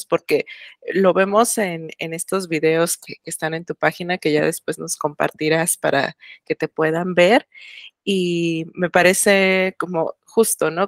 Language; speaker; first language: Spanish; native; Spanish